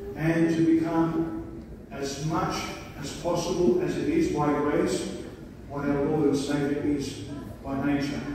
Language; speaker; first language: English; early bilingual, other home language; Greek